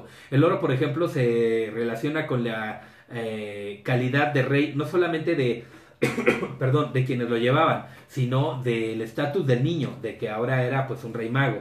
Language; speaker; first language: Spanish; native; Spanish